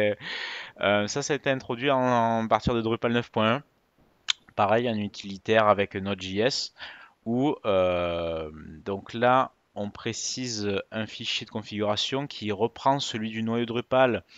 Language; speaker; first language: French; native; French